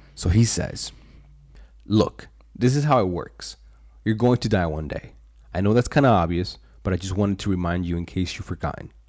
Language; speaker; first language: English; early bilingual, other home language; Spanish